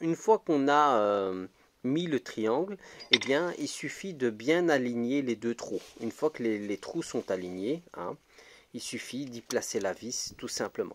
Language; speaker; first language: French; native; French